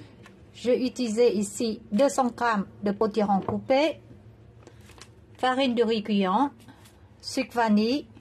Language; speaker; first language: French; non-native, learner; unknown